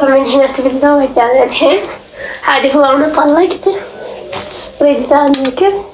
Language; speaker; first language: Arabic; non-native, learner; Oromo